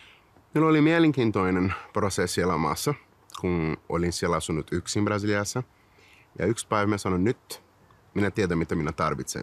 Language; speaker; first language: Finnish; non-native, fluent; Portuguese